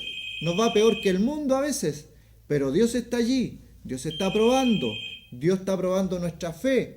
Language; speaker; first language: Spanish; native; Spanish